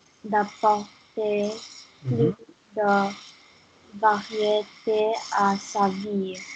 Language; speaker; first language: French; non-native, learner; English